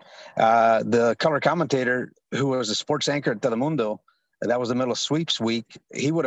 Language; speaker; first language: English; early bilingual, other home language; Spanish